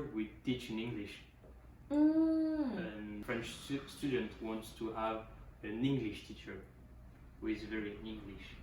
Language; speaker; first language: English; non-native, learner; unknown